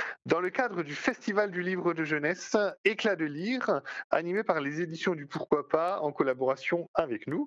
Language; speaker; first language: French; native; French